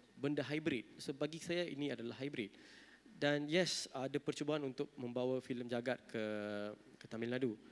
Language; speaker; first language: Malay; non-native, local second language; Tamil